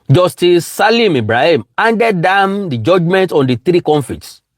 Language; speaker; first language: English; non-native, local second language; Yoruba